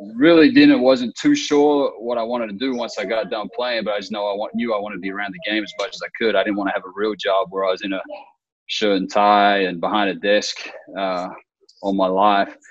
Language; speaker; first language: English; native; English